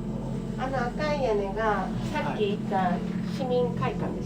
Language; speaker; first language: Japanese; native; Japanese